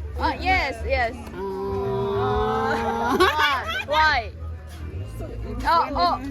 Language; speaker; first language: English; non-native, learner; Korean